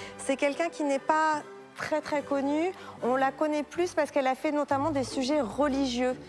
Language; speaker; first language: French; native; French